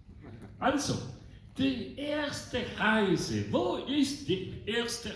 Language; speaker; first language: German; non-native, local second language; French